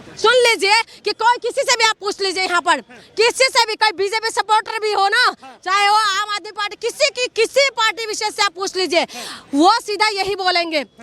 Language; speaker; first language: Hindi; non-native, local second language; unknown